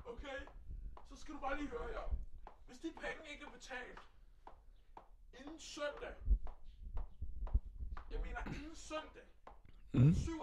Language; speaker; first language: Danish; native; Danish